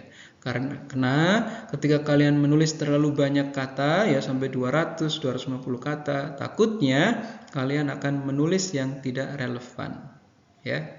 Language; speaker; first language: Indonesian; native; Indonesian